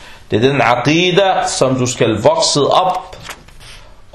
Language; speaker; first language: Danish; non-native, fluent; Arabic